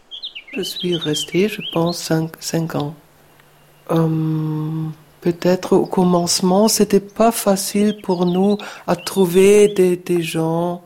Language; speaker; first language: French; non-native, fluent; German